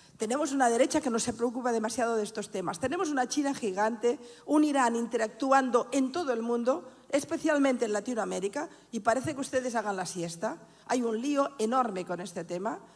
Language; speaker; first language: Spanish; non-native, local second language; Catalan